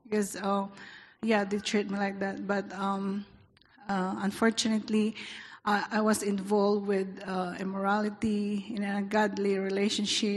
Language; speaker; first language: English; non-native, local second language; Iloko